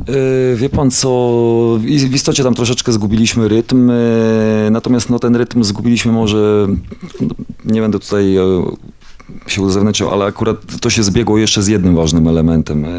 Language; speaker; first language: Polish; native; Polish